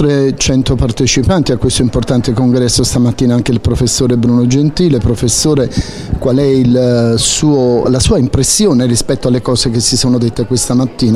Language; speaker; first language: Italian; native; Italian